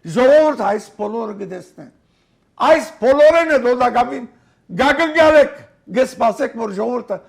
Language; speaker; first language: Armenian; early bilingual, heritage; Armenian